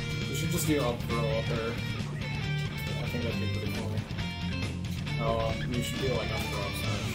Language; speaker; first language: English; native; English